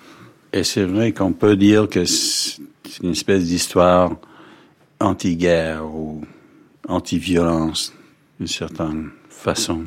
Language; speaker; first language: French; non-native, fluent; Danish